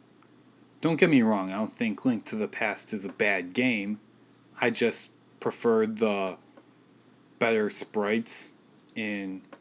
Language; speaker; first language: English; native; English